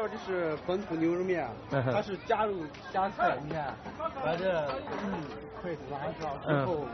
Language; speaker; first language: Chinese; native; Chinese